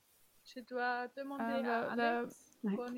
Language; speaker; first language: French; non-native, learner; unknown